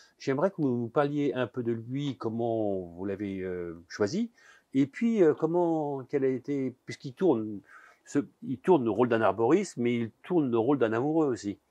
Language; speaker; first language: French; native; French